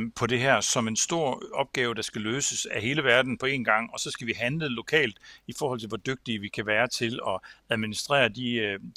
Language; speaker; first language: Danish; native; Danish